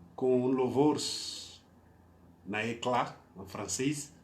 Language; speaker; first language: Portuguese; non-native, fluent; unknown